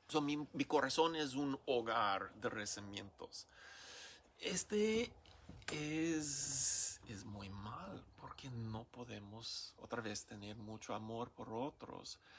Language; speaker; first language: Spanish; non-native, learner; English